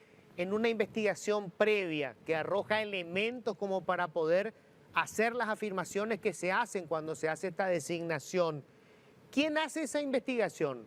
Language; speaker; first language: Spanish; native; Spanish